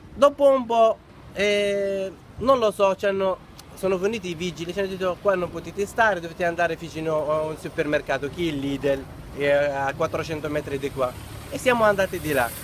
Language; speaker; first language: Italian; non-native, learner; Arabic